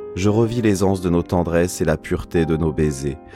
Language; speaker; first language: French; non-native, fluent; Portuguese